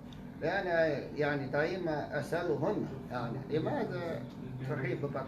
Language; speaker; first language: Arabic; non-native, fluent; Chinese